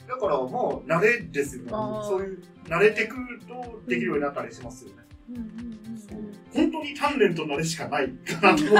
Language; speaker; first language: Japanese; native; Japanese